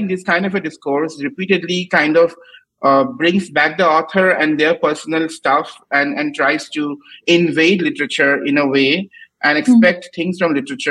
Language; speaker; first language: English; non-native, local second language; Assamese